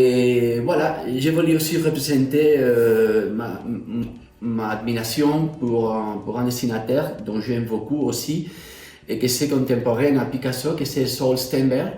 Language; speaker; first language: French; non-native, fluent; Spanish